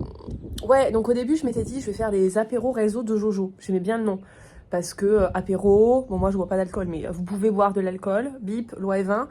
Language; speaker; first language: French; native; French